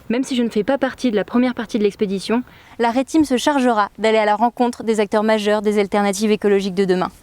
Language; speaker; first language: French; native; French